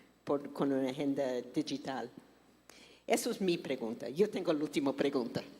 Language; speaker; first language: Spanish; non-native, fluent; English